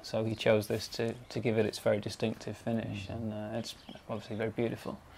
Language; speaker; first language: English; native; English